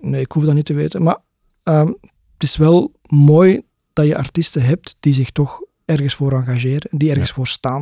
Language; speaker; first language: Dutch; native; Dutch